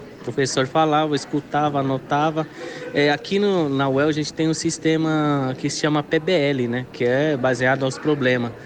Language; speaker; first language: Portuguese; non-native, local second language; Guarani